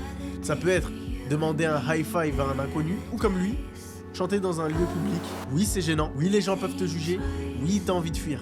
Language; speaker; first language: French; native; French